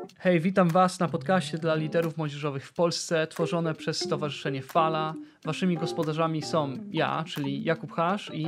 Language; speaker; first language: Polish; early bilingual, other home language; English